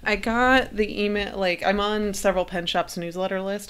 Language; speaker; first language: English; native; English